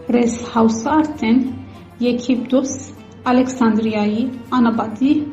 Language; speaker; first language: Armenian; early bilingual, heritage; Armenian